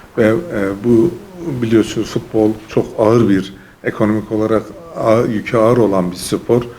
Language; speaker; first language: Turkish; native; Turkish